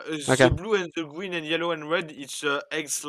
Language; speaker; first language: English; non-native, learner; French